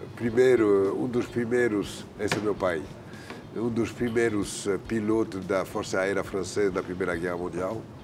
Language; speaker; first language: Portuguese; non-native, fluent; French